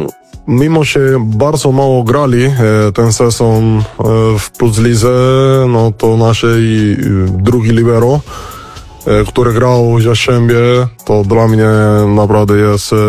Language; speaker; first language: Polish; non-native, fluent; Spanish